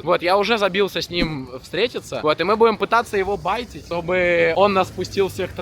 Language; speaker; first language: Russian; native; Russian